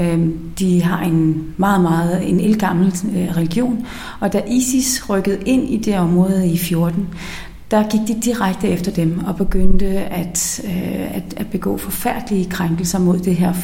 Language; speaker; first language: Danish; native; Danish